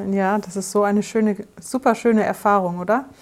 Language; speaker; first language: German; native; German